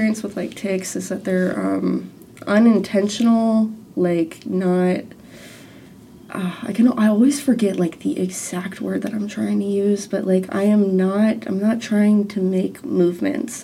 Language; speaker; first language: English; native; English